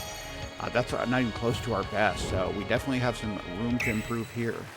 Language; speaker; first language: English; native; English